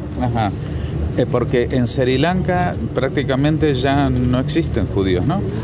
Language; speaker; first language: Spanish; native; Spanish